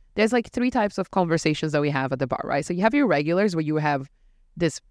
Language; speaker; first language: English; non-native, fluent; Portuguese